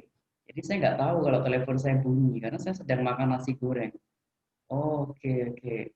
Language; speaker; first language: Indonesian; native; Indonesian